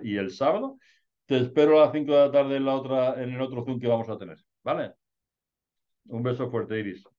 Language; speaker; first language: Spanish; native; Spanish